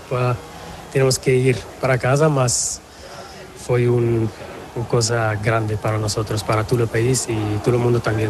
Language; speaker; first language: Spanish; non-native, learner; Portuguese